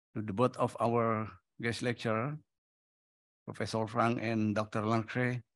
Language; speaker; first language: English; non-native, fluent; Indonesian